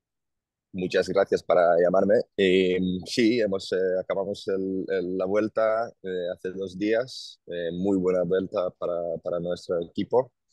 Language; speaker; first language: Spanish; non-native, learner; Hebrew